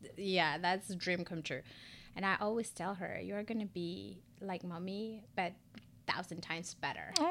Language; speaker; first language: English; non-native, fluent; Spanish